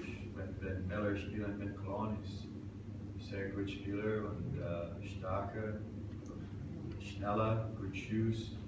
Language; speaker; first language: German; non-native, learner; English